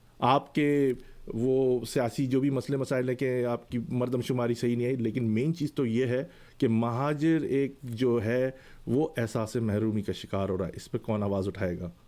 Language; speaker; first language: Urdu; native; Urdu